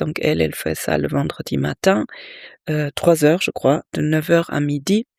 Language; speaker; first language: French; native; French